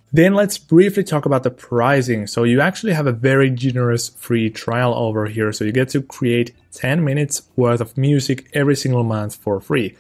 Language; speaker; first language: English; non-native, fluent; Finnish